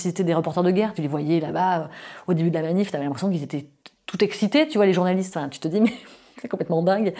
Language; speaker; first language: French; native; French